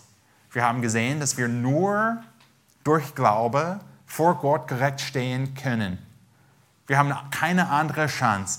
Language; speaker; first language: German; non-native, fluent; English